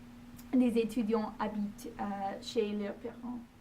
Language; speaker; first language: French; non-native, learner; English